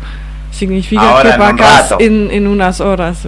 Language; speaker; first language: Spanish; non-native, fluent; Danish